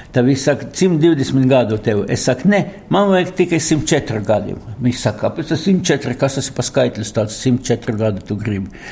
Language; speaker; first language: Latvian; non-native, local second language; Russian